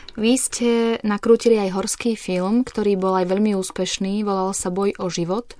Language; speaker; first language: Slovak; native; Slovak